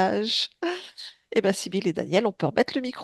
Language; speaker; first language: French; native; French